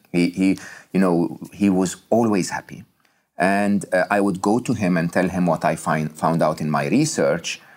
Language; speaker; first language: English; non-native, fluent; Arabic